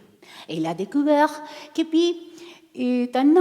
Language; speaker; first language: French; non-native, learner; Spanish